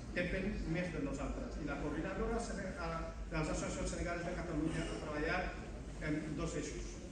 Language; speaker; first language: Catalan; non-native, fluent; Wolof